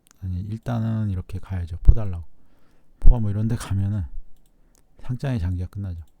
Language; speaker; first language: Korean; native; Korean